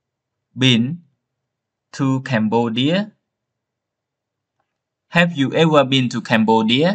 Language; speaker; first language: English; non-native, learner; Khmer